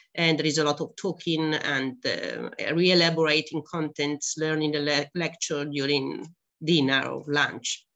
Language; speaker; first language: English; non-native, fluent; Italian